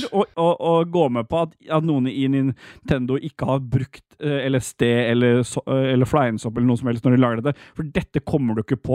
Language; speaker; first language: Norwegian; native; Norwegian